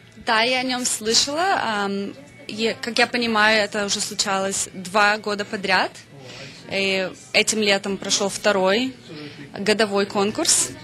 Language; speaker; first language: Russian; native; Russian